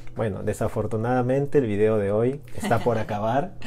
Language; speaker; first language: Spanish; native; Spanish